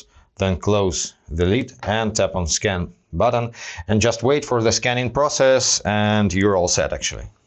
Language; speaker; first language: English; non-native, fluent; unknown